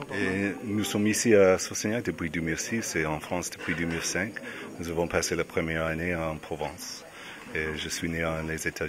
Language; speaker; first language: French; non-native, learner; English